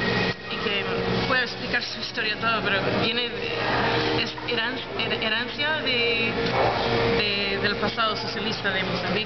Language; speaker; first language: Spanish; non-native, fluent; English